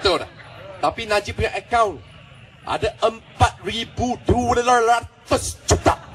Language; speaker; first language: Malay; non-native, local second language; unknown